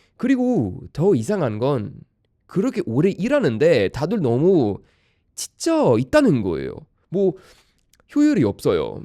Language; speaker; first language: Korean; non-native, fluent; Swedish